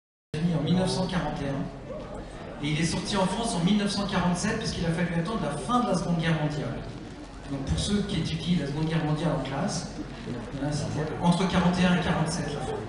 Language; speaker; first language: French; native; French